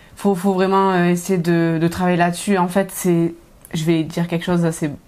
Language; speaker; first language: French; native; French